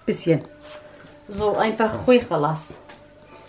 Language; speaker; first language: German; non-native, learner; Kurdish